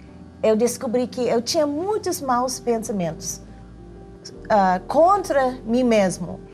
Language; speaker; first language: Portuguese; non-native, learner; English